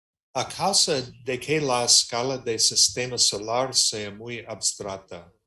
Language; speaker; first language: Spanish; non-native, learner; English